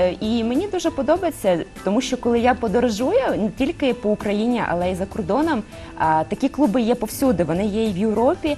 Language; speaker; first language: Ukrainian; non-native, local second language; Russian